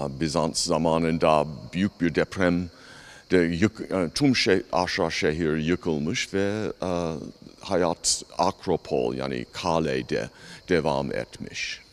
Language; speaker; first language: Turkish; non-native, fluent; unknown